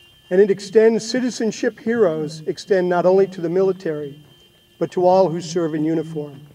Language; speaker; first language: English; native; English